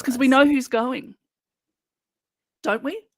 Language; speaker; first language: English; native; English